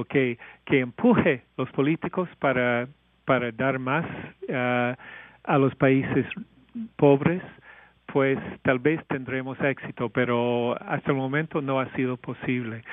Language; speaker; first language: Spanish; non-native, fluent; English